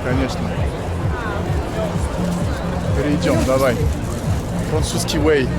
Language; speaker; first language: Russian; non-native, learner; French